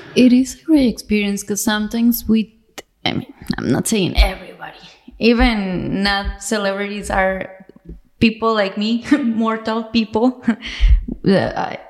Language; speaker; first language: English; non-native, fluent; Spanish